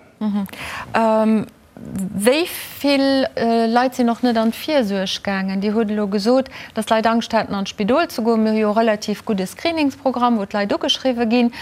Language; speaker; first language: Luxembourgish; native; Luxembourgish